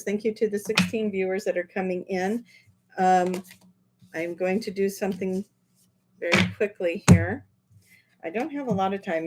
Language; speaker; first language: English; native; English